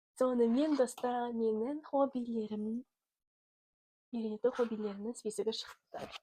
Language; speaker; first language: Kazakh; non-native, local second language; Russian